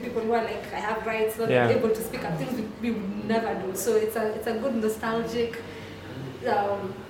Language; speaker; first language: English; non-native, local second language; Swahili